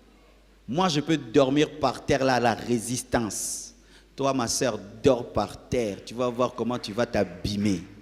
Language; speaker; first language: French; non-native, local second language; Lingala